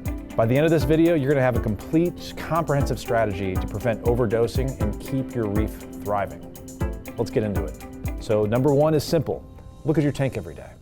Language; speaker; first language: English; native; English